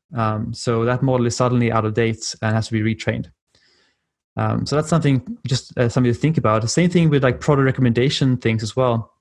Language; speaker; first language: English; non-native, fluent; Swedish